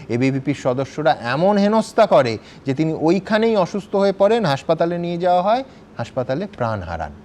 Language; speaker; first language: Bangla; native; Bangla